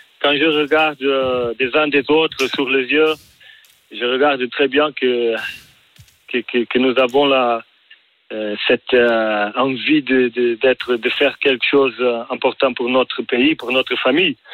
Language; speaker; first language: French; non-native, learner; Portuguese